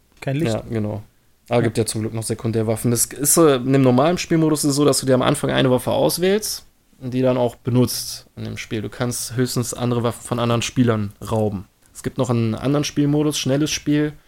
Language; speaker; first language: German; native; German